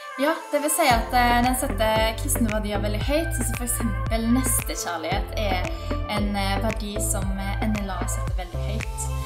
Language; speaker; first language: Norwegian; native; Norwegian